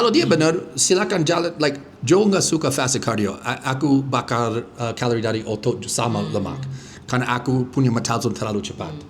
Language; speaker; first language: Indonesian; non-native, fluent; English